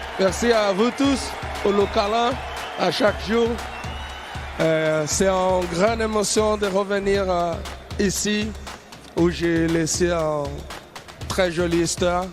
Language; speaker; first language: French; non-native, learner; Portuguese